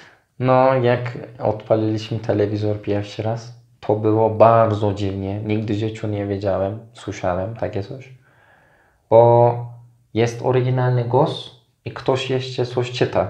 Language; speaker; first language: Polish; non-native, fluent; Turkish